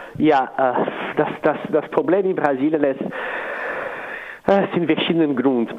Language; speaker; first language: German; non-native, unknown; Portuguese